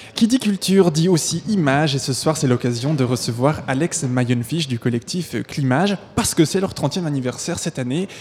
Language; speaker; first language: French; native; French